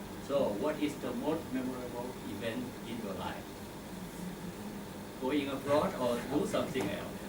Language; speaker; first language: English; non-native, learner; Thai